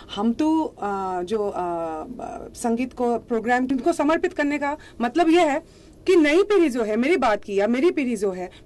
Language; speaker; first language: Hindi; non-native, local second language; Assamese